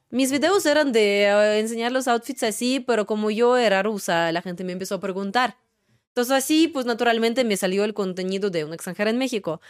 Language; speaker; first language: Spanish; non-native, fluent; Russian